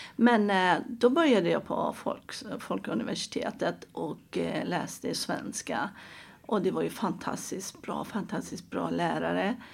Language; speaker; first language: Swedish; non-native, fluent; Persian